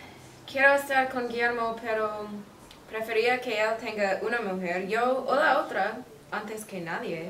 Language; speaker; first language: Spanish; non-native, learner; English